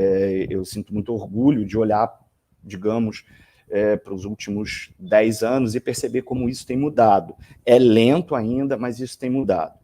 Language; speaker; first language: Portuguese; native; Portuguese